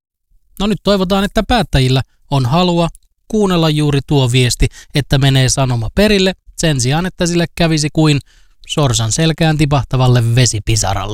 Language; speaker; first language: Finnish; native; Finnish